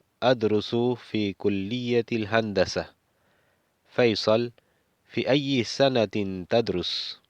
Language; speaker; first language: Arabic; non-native, fluent; Spanish